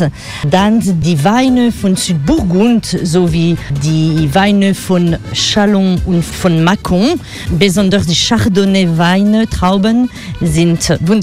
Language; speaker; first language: German; non-native, fluent; French